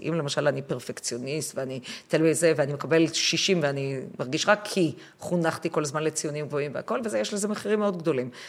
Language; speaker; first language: Hebrew; native; Hebrew